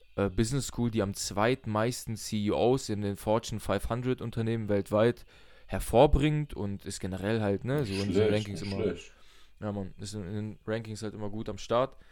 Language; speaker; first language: German; early bilingual, other home language; Russian